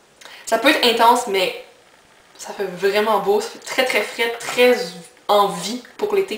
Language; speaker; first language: French; native; French